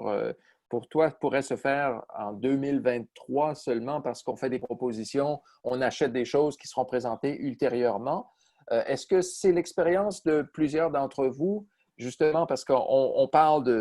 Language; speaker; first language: French; native; French